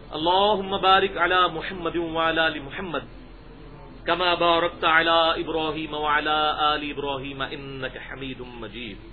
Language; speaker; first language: Urdu; native; Urdu